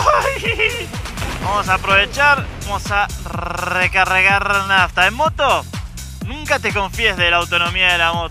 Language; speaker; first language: Spanish; native; Spanish